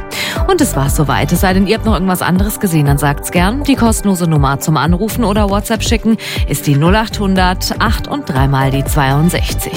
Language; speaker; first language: German; native; German